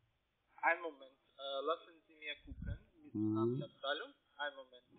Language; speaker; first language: German; non-native, learner; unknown